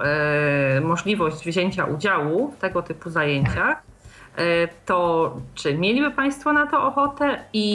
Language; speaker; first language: Polish; native; Polish